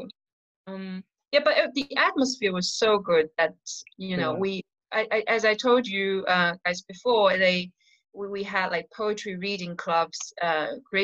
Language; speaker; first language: English; non-native, fluent; Wu Chinese